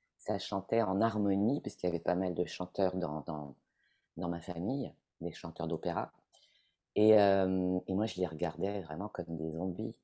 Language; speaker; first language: French; non-native, fluent; Italian